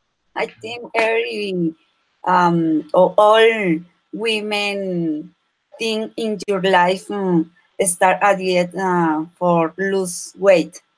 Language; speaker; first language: English; non-native, learner; Spanish